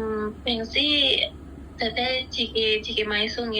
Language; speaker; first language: Cantonese; non-native, learner; Indonesian